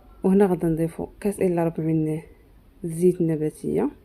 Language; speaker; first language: Arabic; native; Arabic